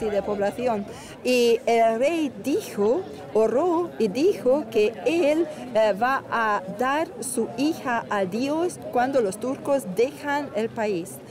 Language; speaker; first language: Spanish; non-native, learner; Hungarian